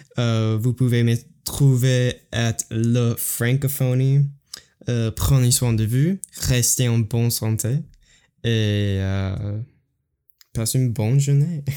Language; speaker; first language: French; non-native, learner; English